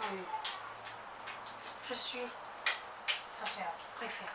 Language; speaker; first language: French; non-native, local second language; Haitian Creole